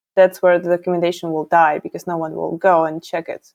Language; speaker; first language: English; non-native, fluent; Ukrainian